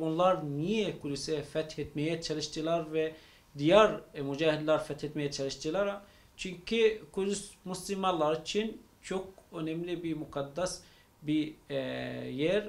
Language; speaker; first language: Turkish; non-native, fluent; Arabic